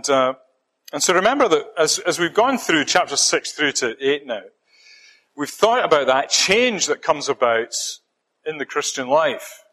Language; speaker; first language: English; native; English